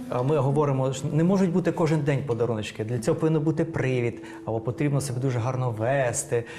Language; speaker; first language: Ukrainian; native; Ukrainian